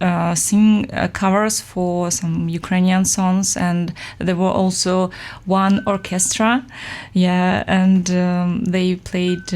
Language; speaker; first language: English; non-native, fluent; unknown